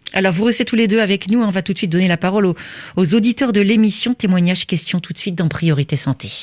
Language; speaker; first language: French; native; French